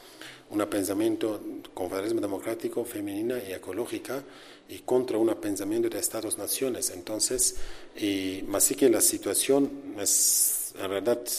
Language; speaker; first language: Spanish; non-native, learner; Kurdish